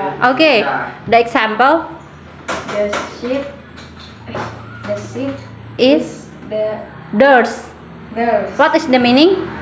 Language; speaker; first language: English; non-native, learner; Indonesian